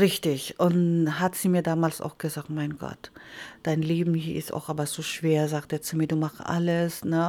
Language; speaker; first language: German; non-native, fluent; Iloko